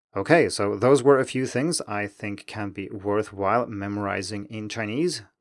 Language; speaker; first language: English; non-native, fluent; Swedish